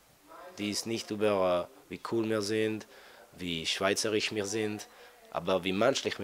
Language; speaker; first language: German; non-native, fluent; French